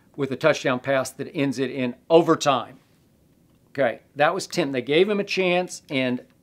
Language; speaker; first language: English; native; English